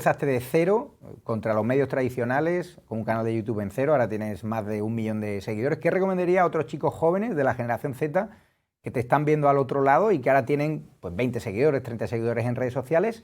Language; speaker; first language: Spanish; native; Spanish